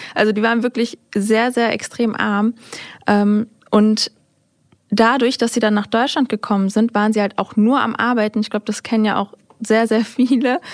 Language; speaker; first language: German; early bilingual, other home language; Turkish